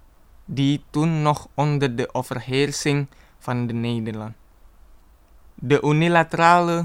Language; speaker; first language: Dutch; non-native, fluent; Indonesian